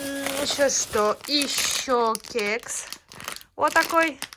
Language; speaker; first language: Russian; non-native, fluent; Tajik